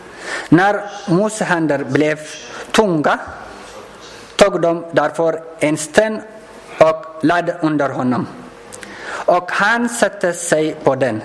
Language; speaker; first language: Swedish; non-native, learner; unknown